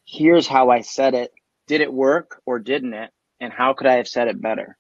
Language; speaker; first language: English; native; English